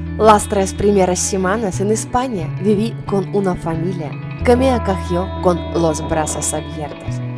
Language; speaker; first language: Spanish; non-native, learner; Ukrainian